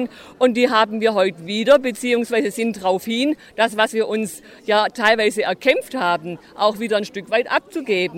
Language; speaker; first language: German; native; German